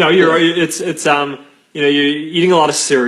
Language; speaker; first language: English; native; English